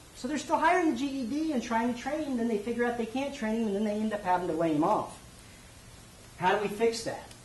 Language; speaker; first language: English; native; English